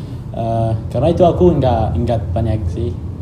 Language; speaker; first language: Indonesian; non-native, fluent; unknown